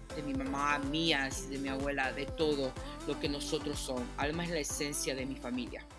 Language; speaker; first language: Spanish; early bilingual, heritage; Spanish